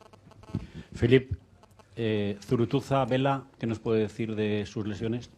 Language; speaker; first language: Spanish; native; Spanish